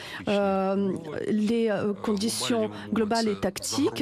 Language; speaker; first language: French; non-native, fluent; Ukrainian